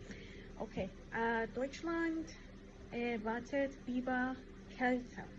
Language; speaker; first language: German; non-native, learner; English